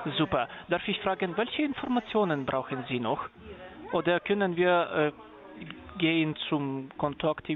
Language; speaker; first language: German; non-native, fluent; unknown